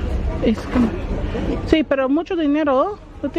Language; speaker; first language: Spanish; non-native, learner; English